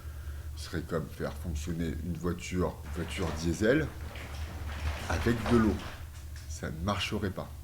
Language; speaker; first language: French; native; French